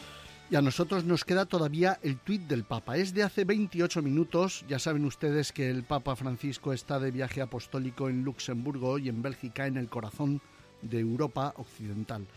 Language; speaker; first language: Spanish; native; Spanish